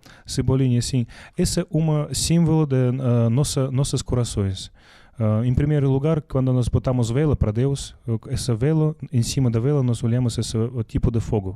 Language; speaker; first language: Portuguese; non-native, learner; Russian